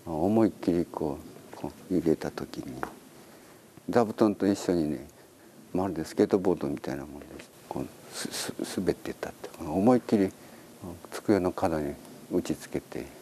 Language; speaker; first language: Japanese; native; Japanese